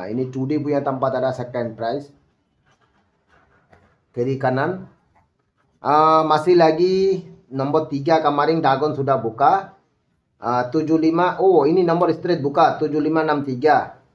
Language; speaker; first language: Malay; non-native, learner; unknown